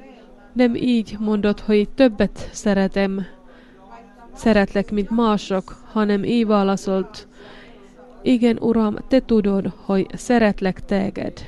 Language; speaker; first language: Hungarian; non-native, learner; Finnish